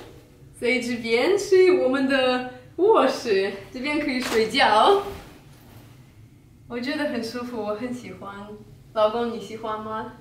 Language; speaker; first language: Chinese; non-native, fluent; Russian